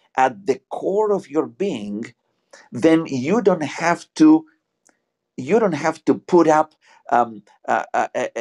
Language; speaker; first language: English; non-native, fluent; Spanish